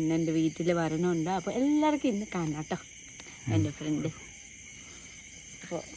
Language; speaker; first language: Malayalam; non-native, learner; Nepali